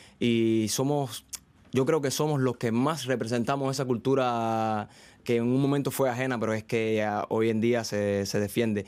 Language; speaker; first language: Spanish; native; Spanish